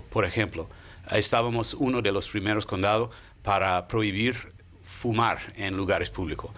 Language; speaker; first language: Spanish; non-native, fluent; English